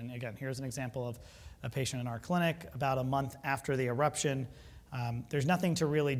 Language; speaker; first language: English; native; English